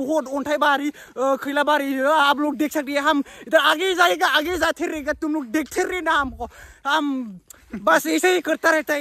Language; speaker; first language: Hindi; non-native, local second language; Bodo